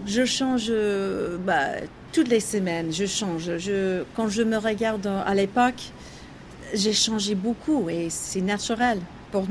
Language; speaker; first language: French; non-native, learner; English